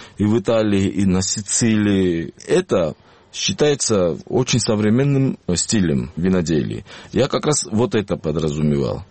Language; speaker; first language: Russian; non-native, local second language; Georgian